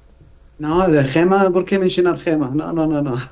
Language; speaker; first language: Spanish; non-native, learner; Arabic